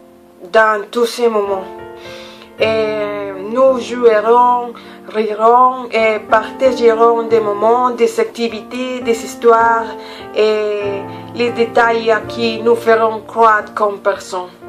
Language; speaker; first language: French; non-native, learner; Spanish